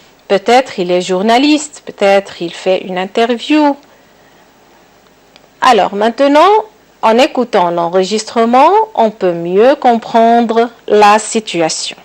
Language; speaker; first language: French; non-native, local second language; Arabic